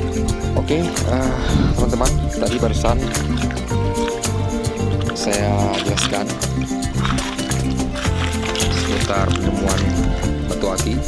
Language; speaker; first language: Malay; non-native, local second language; Achinese